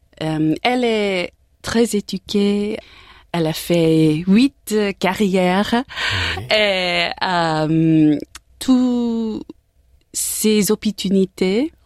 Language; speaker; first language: French; non-native, learner; English